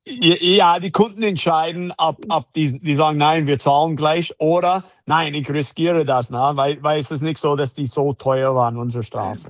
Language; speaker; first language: German; non-native, fluent; English